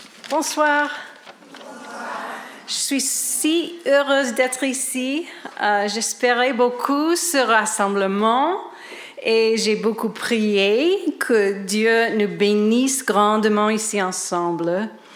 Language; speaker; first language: French; non-native, learner; English